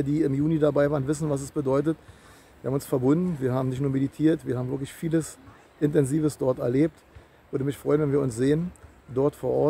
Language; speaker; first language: German; native; German